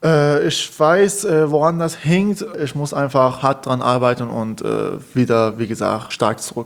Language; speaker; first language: German; non-native, learner; Persian